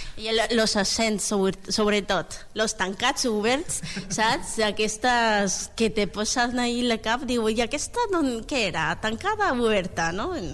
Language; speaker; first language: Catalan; non-native, learner; Spanish